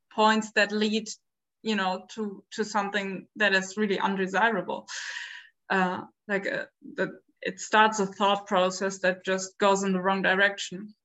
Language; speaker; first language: English; non-native, fluent; German